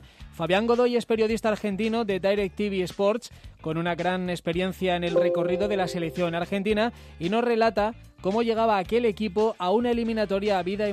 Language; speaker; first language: Spanish; native; Spanish